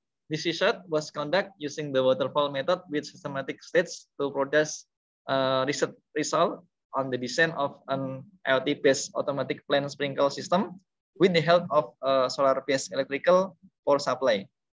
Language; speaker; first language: English; non-native, learner; Indonesian